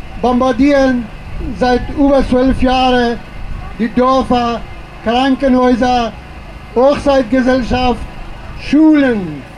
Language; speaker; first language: German; non-native, fluent; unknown